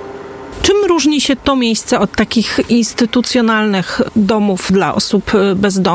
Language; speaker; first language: Polish; native; Polish